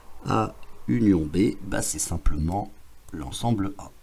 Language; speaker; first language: French; native; French